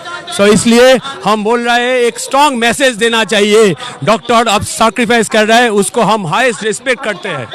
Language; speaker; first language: Hindi; non-native, local second language; Bangla